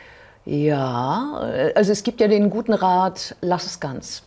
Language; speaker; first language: German; native; German